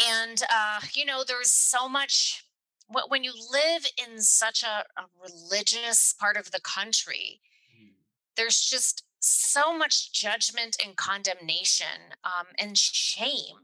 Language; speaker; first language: English; native; English